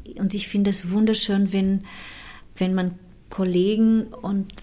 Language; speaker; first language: German; non-native, fluent; Portuguese